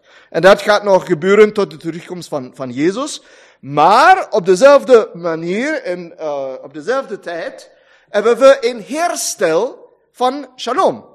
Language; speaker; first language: Dutch; non-native, fluent; German